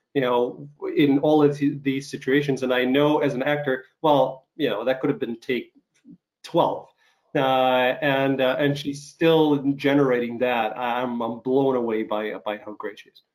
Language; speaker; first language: English; non-native, fluent; Ukrainian